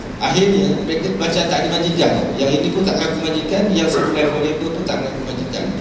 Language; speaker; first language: Malay; native; Malay